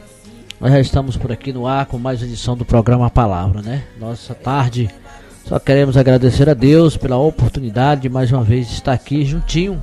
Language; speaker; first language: Portuguese; native; Portuguese